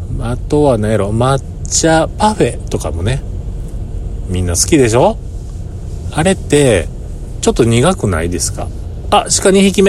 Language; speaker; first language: Japanese; native; Japanese